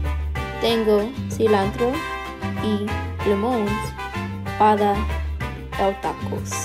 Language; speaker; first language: Spanish; non-native, learner; English